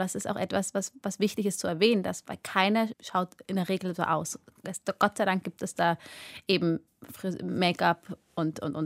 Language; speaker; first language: German; early bilingual, other home language; Amharic